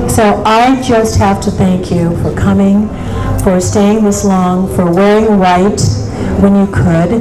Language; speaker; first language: English; native; English